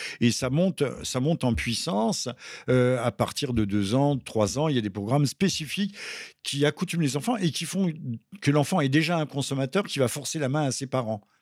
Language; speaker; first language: French; native; French